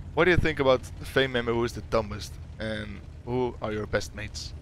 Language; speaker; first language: English; non-native, fluent; Dutch